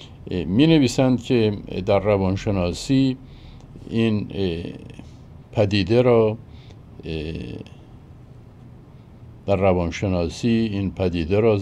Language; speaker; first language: Persian; native; Persian